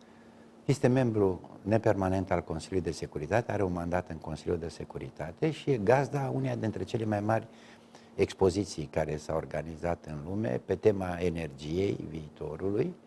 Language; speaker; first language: Romanian; native; Romanian